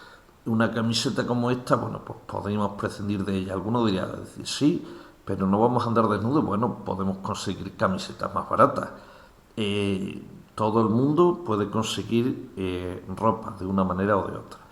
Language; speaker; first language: Spanish; native; Spanish